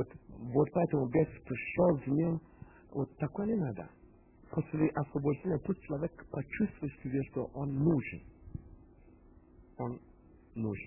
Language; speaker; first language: Russian; non-native, fluent; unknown